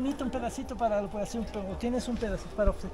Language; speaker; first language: Spanish; non-native, learner; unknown